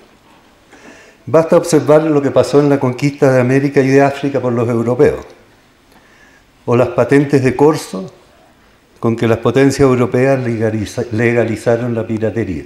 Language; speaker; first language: Spanish; native; Spanish